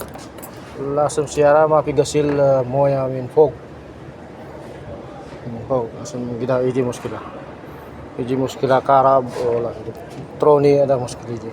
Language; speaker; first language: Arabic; non-native, learner; Indonesian